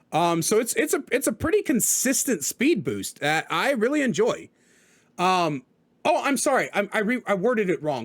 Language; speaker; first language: English; native; English